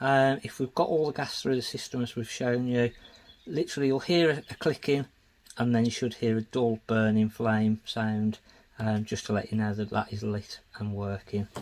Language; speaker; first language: English; native; English